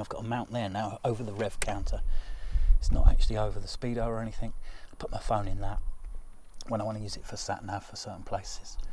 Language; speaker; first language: English; native; English